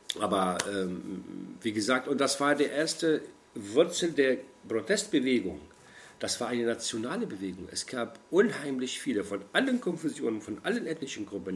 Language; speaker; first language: German; non-native, fluent; Arabic